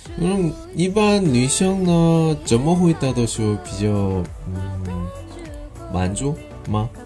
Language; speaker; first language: Chinese; non-native, learner; Korean